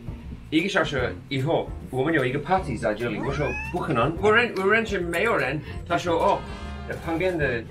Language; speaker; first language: Chinese; non-native, learner; English